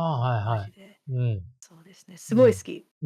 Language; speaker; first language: Japanese; non-native, fluent; English